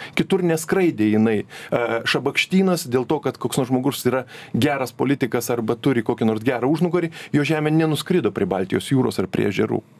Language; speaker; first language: Lithuanian; native; Lithuanian